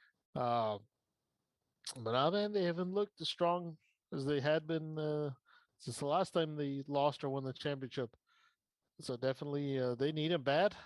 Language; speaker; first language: English; native; English